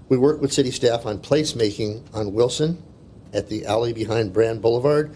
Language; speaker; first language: English; native; English